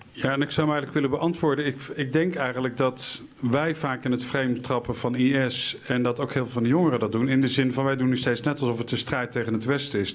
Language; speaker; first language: Dutch; native; Dutch